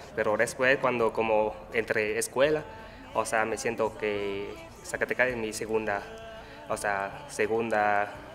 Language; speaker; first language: Spanish; non-native, learner; Vietnamese